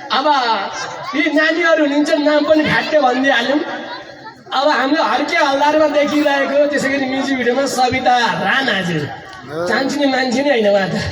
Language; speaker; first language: Nepali; non-native, local second language; Eastern Tamang